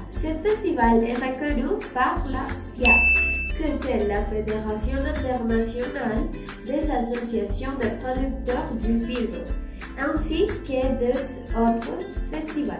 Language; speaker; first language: French; non-native, learner; Spanish